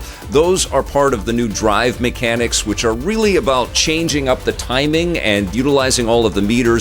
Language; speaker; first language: English; native; English